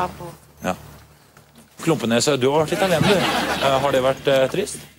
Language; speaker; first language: Norwegian; native; Norwegian